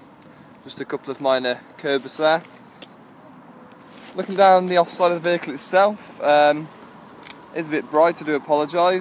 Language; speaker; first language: English; native; English